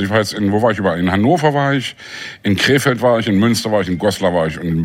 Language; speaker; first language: German; native; German